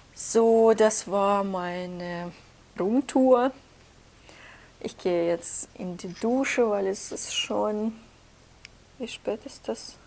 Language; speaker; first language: German; non-native, fluent; Russian